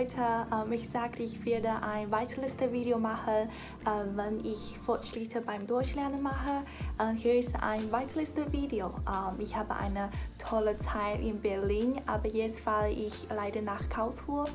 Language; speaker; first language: German; non-native, learner; Chinese